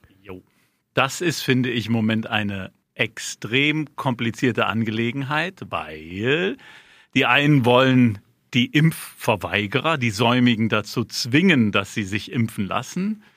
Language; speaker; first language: German; native; German